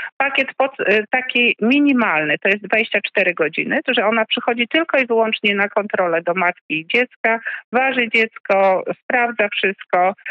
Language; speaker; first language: Polish; native; Polish